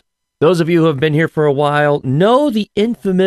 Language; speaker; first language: English; native; English